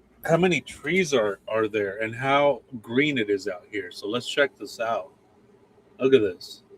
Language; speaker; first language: English; native; English